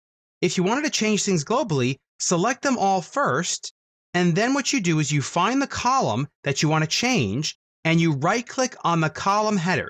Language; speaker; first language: English; native; English